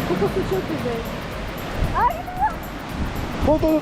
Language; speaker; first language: Turkish; non-native, learner; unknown